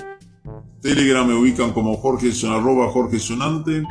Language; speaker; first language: Spanish; native; Spanish